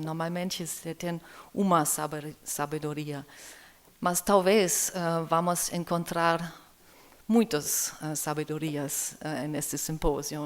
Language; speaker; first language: Portuguese; non-native, learner; German